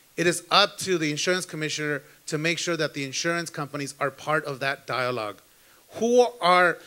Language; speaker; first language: English; early bilingual, other home language; Spanish